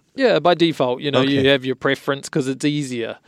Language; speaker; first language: English; native; English